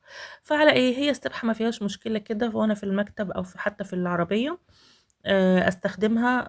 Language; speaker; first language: Arabic; native; Arabic